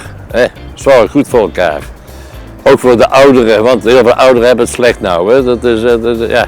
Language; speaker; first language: Dutch; native; Dutch